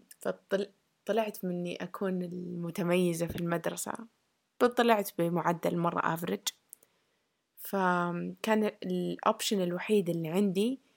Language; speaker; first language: Arabic; early bilingual, heritage; Arabic